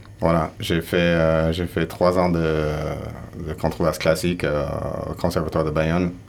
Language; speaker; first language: French; non-native, fluent; English